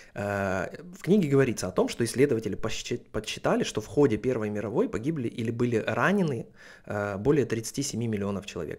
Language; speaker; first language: Russian; native; Russian